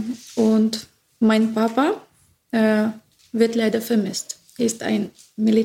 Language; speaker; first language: German; non-native, fluent; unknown